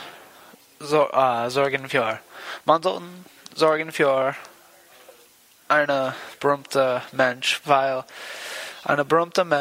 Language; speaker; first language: German; non-native, learner; English